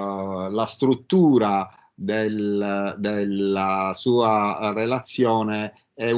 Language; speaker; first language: Italian; native; Italian